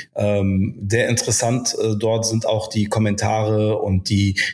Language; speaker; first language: German; early bilingual, other home language; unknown